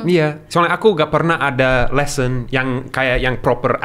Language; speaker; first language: Indonesian; non-native, learner; English